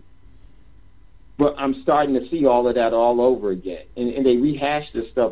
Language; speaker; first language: English; native; English